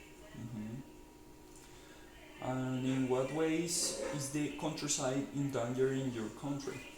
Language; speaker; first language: English; non-native, learner; Spanish